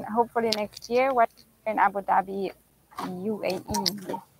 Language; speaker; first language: English; non-native, fluent; German